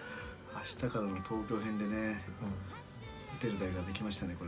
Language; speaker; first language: Japanese; native; Japanese